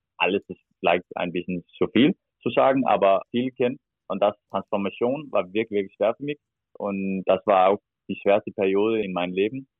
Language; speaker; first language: German; non-native, learner; Danish